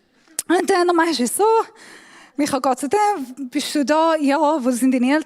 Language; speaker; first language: German; non-native, fluent; Persian